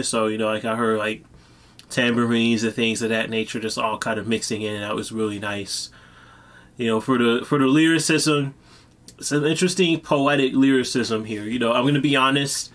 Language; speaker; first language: English; native; English